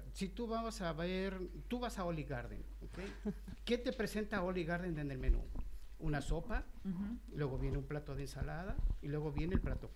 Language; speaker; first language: Spanish; native; Spanish